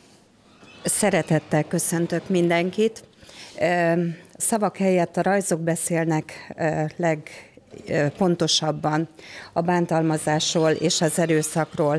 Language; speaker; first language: Hungarian; native; Hungarian